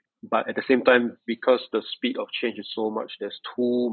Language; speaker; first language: English; native; English